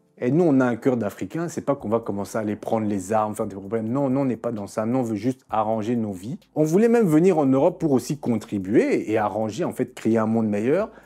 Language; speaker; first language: French; non-native, local second language; Lingala